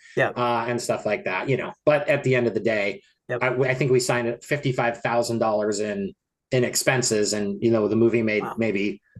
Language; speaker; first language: English; native; English